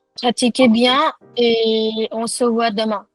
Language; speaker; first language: French; non-native, fluent; Hindi